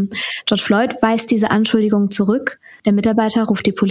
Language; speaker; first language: German; native; German